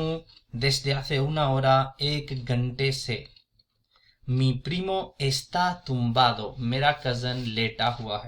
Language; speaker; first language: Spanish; non-native, fluent; Urdu